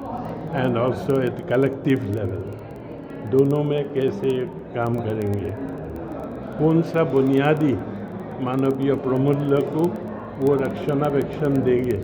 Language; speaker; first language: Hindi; non-native, local second language; Assamese